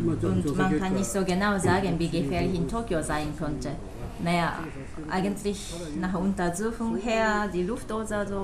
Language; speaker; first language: German; non-native, fluent; Japanese